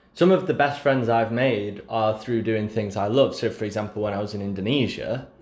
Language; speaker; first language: English; native; English